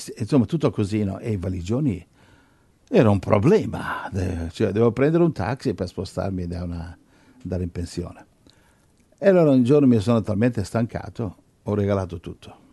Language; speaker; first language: Italian; non-native, fluent; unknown